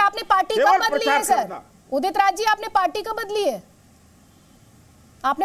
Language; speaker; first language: Hindi; native; Hindi